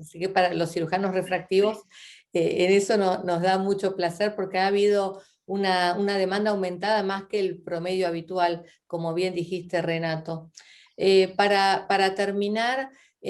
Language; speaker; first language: Spanish; native; Spanish